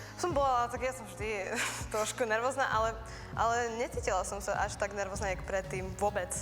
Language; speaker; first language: Slovak; early bilingual, heritage; Slovak